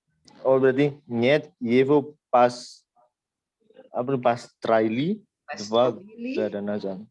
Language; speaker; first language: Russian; non-native, learner; Indonesian